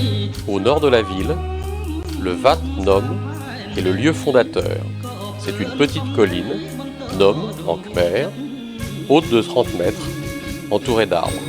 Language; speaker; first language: French; native; French